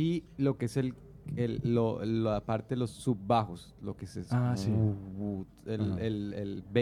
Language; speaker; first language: Spanish; native; Spanish